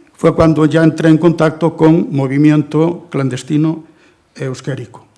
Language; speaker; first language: Spanish; non-native, local second language; Galician